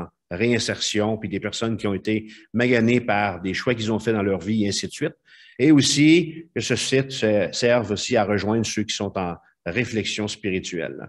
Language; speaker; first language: French; native; French